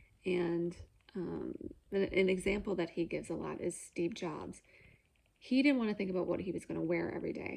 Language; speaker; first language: English; native; English